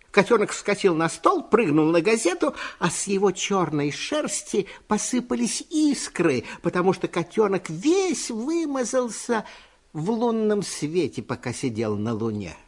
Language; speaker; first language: Russian; native; Russian